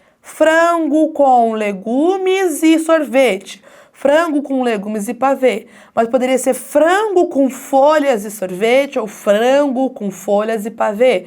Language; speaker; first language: Portuguese; native; Portuguese